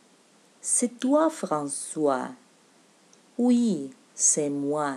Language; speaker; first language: French; non-native, fluent; Russian